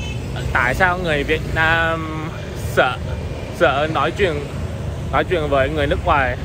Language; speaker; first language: Vietnamese; non-native, learner; English